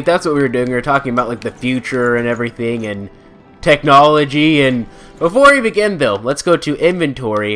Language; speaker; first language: English; native; English